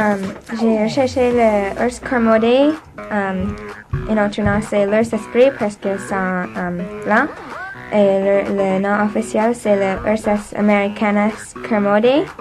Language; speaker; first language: French; non-native, local second language; English